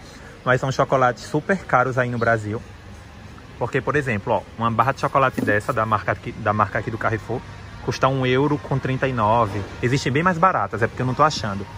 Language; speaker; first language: Portuguese; native; Portuguese